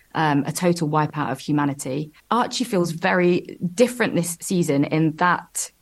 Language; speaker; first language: English; native; English